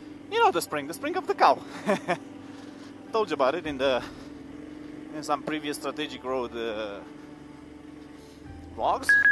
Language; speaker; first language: English; non-native, fluent; Romanian